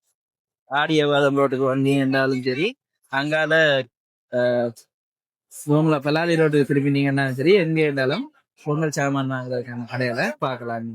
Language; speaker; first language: Tamil; native; Tamil